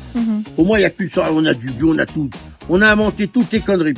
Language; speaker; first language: French; native; French